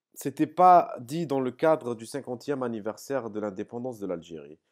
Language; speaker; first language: French; non-native, local second language; Arabic